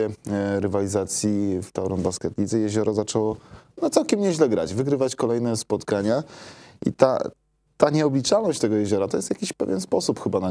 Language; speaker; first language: Polish; native; Polish